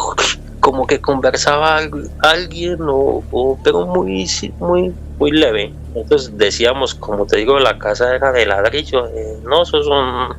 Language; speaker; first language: Spanish; native; Spanish